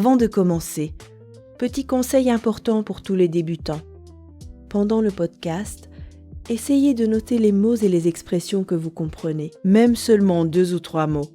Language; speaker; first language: French; native; French